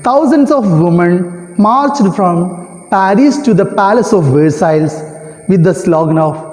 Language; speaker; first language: English; non-native, local second language; Malayalam